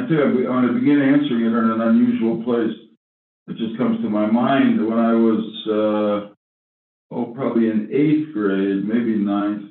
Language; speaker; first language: English; native; English